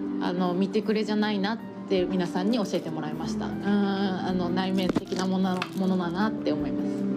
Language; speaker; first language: Japanese; native; Japanese